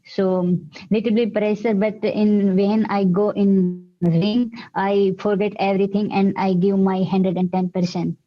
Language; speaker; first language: English; non-native, learner; Hindi